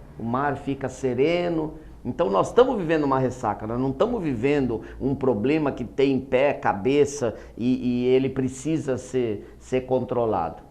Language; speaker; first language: Portuguese; native; Portuguese